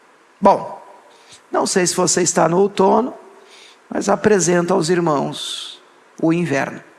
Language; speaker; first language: Portuguese; native; Portuguese